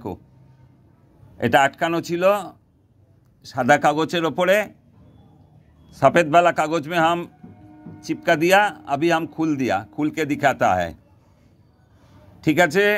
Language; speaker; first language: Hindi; non-native, local second language; Bangla